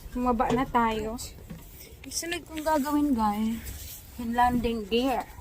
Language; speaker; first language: Filipino; non-native, local second language; Waray